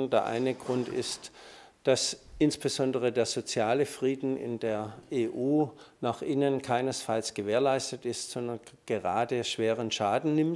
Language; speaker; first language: German; native; German